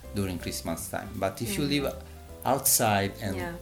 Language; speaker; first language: English; non-native, learner; Italian